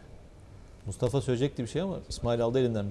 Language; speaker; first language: Turkish; native; Turkish